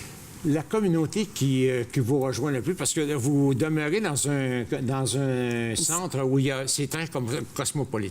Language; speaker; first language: French; native; French